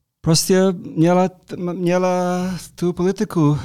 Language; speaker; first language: Czech; non-native, fluent; English